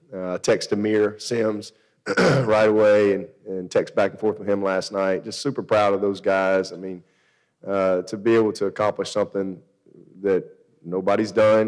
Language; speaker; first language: English; native; English